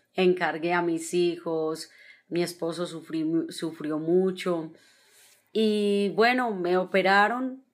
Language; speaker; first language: Spanish; native; Spanish